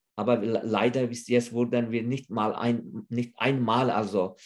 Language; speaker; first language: German; non-native, fluent; Uyghur